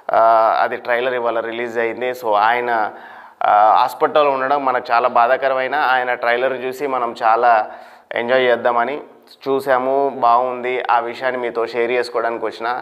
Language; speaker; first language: Telugu; native; Telugu